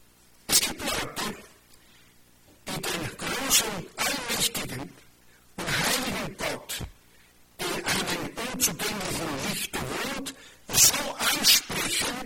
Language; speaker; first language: German; non-native, fluent; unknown